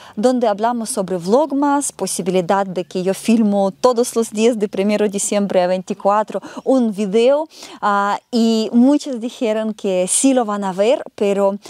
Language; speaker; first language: Spanish; non-native, fluent; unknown